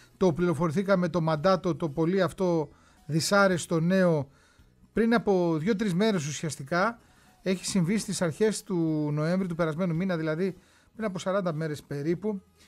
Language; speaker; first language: Greek; native; Greek